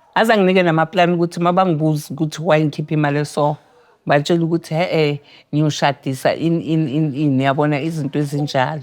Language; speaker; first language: Zulu; native; Zulu